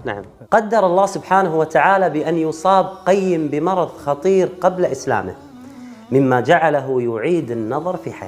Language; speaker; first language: Arabic; native; Arabic